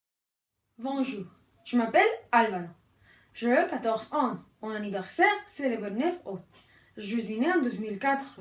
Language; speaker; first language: French; non-native, learner; Spanish